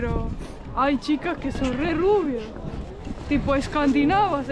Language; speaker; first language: Spanish; non-native, fluent; Estonian